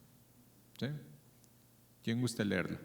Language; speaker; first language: Spanish; native; Spanish